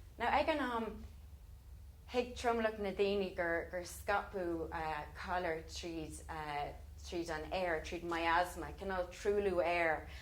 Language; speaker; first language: Irish; non-native, local second language; English